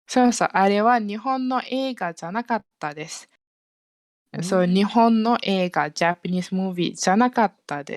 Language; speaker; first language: Japanese; non-native, fluent; Malay